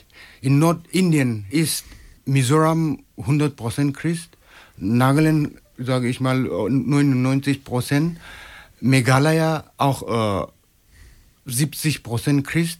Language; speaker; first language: German; non-native, learner; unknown